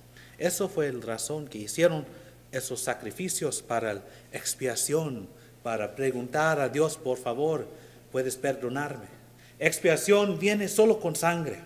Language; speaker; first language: Spanish; non-native, learner; English